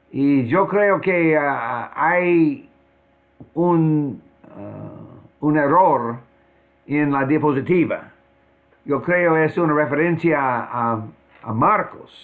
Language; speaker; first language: Spanish; non-native, fluent; English